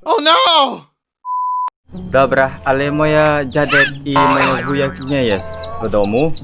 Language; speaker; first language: Polish; non-native, learner; Indonesian